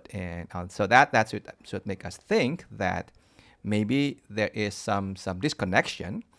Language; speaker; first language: English; non-native, fluent; Indonesian